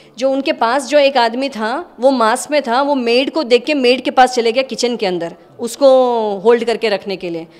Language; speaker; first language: Hindi; native; Hindi